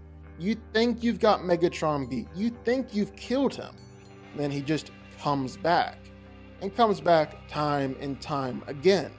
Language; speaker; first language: English; native; English